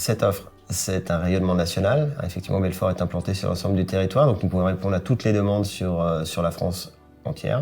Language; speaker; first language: French; native; French